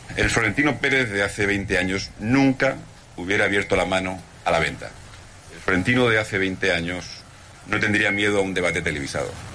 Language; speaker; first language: Spanish; native; Spanish